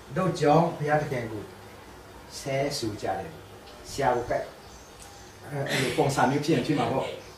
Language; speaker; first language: Burmese; non-native, local second language; Tedim Chin